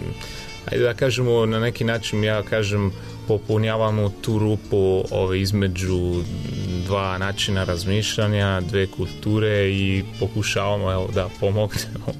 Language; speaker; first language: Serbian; non-native, fluent; Italian